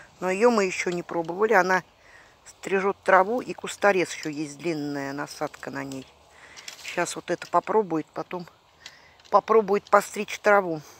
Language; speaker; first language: Russian; native; Russian